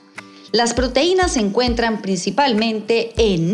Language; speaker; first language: Spanish; native; Spanish